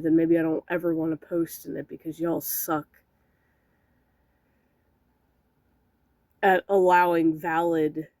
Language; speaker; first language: English; native; English